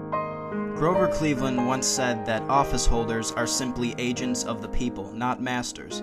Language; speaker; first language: English; native; English